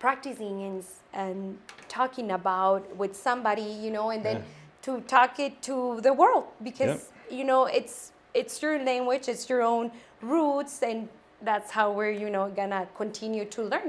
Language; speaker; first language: English; non-native, fluent; Spanish